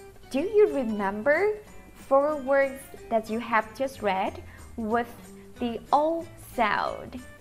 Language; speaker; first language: English; non-native, fluent; Vietnamese